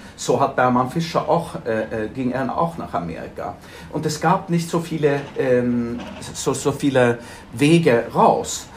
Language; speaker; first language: German; non-native, fluent; Swedish